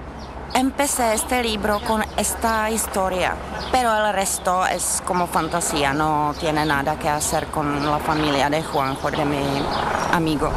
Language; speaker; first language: Spanish; non-native, learner; Czech